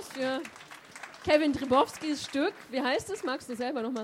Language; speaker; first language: German; native; German